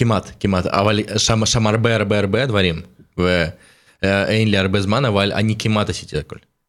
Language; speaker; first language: Hebrew; non-native, learner; Russian